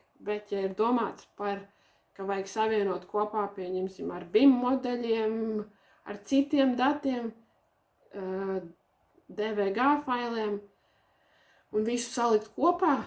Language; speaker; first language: Latvian; native; Latvian